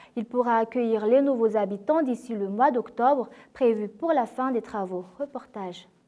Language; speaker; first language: French; non-native, local second language; Malagasy